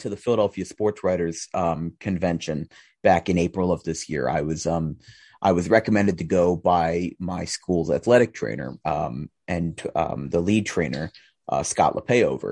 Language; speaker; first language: English; native; English